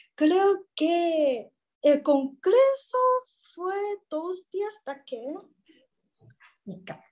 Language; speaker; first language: Spanish; non-native, learner; Chinese